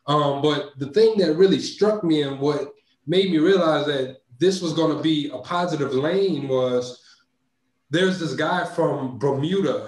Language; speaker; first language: English; native; English